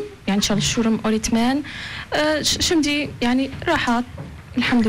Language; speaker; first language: Turkish; non-native, learner; Arabic